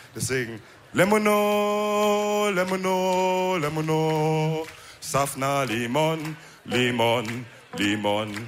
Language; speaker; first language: German; early bilingual, other home language; Wolof